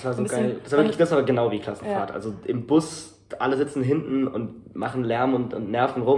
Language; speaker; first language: German; native; German